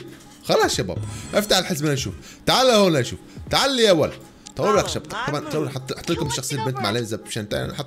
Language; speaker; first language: Arabic; native; Arabic